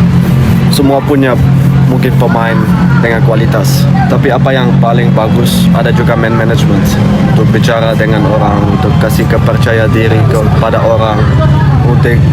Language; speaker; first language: Indonesian; non-native, fluent; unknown